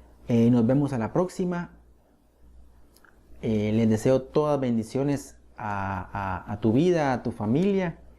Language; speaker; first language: Spanish; native; Spanish